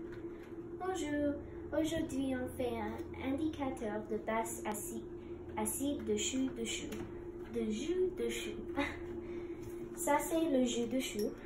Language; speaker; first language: French; non-native, learner; English